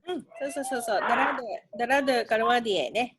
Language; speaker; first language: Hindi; non-native, fluent; Japanese